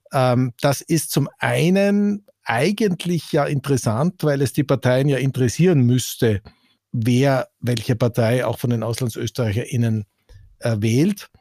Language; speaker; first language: German; native; German